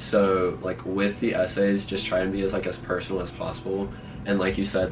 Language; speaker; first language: English; native; English